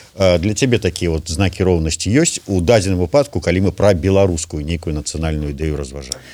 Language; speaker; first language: Belarusian; non-native, local second language; Russian